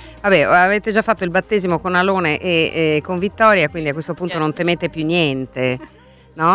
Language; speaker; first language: Italian; native; Italian